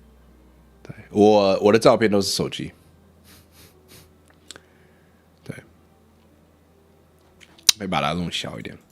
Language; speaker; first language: Chinese; non-native, learner; English